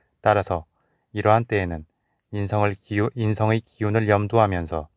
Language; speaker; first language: Korean; native; Korean